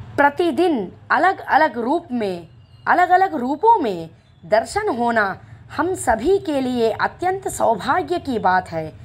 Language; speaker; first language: Hindi; non-native, local second language; Telugu